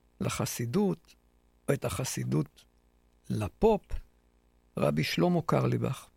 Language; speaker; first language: Hebrew; native; Hebrew